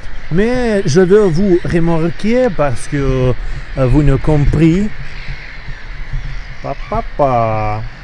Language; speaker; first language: French; non-native, learner; Russian